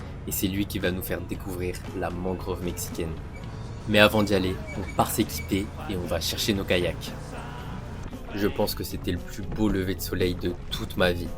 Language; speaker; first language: French; native; French